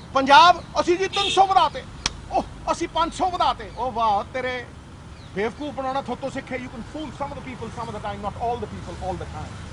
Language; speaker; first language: Hindi; non-native, local second language; Punjabi